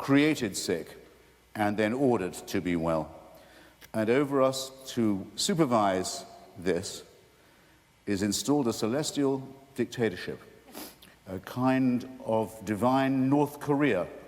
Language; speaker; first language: English; native; English